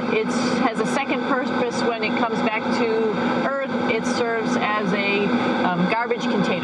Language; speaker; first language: English; native; English